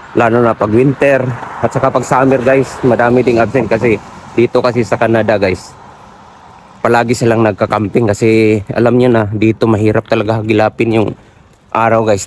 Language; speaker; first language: Filipino; non-native, local second language; Cebuano